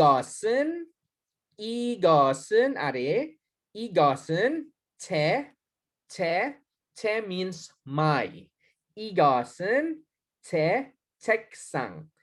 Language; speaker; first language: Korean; non-native, learner; Hiligaynon